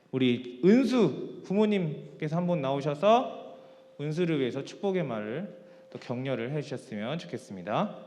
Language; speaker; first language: Korean; native; Korean